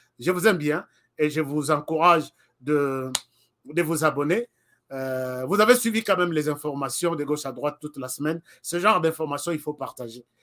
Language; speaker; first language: French; non-native, local second language; Lingala